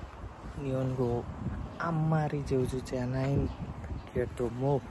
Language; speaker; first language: Japanese; non-native, learner; Nepali